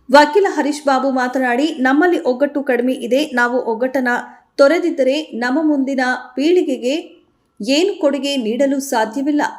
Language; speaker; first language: Kannada; native; Kannada